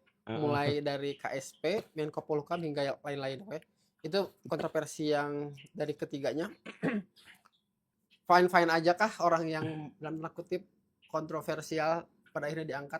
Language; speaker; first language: Indonesian; native; Indonesian